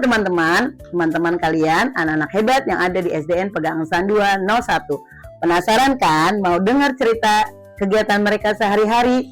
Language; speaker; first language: Indonesian; native; Indonesian